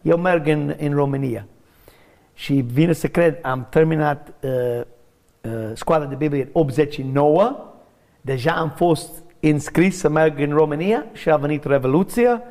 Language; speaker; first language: Romanian; non-native, learner; English